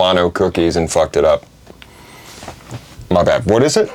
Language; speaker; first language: English; native; English